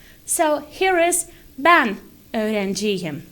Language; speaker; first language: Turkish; non-native, fluent; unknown